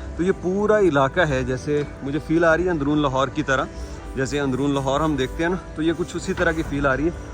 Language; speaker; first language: Urdu; native; Urdu